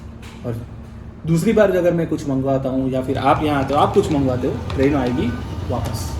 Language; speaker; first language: Hindi; native; Hindi